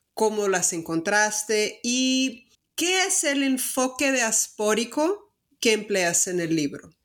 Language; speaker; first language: Spanish; non-native, fluent; Portuguese